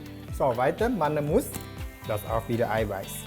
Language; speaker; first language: German; non-native, learner; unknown